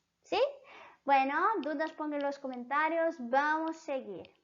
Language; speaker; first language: Spanish; non-native, fluent; Portuguese